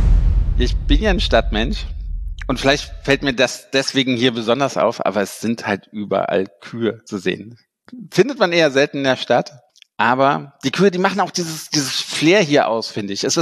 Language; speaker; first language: German; native; German